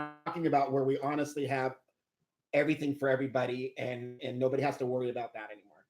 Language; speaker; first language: English; native; English